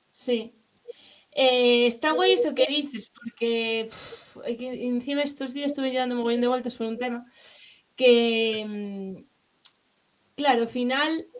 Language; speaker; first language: Spanish; non-native, local second language; Galician